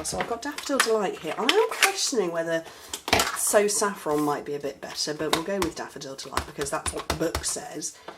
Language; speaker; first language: English; native; English